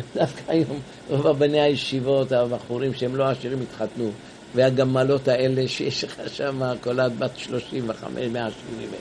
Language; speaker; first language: Hebrew; non-native, fluent; Persian